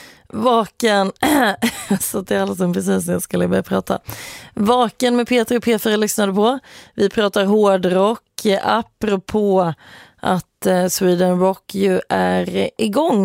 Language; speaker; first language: Swedish; native; Swedish